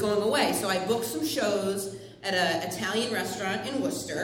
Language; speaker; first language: English; native; English